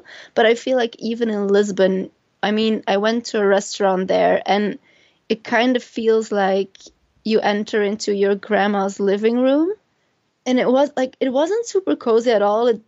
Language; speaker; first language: English; non-native, fluent; Dutch